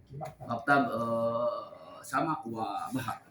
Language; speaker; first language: Arabic; non-native, learner; Indonesian